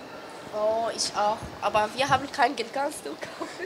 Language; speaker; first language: German; non-native, learner; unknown